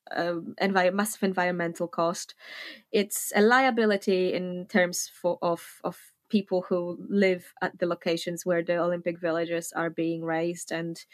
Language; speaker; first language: English; non-native, fluent; Polish